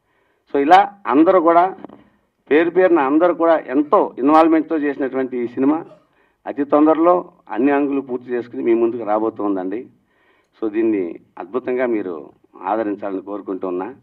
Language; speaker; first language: Telugu; native; Telugu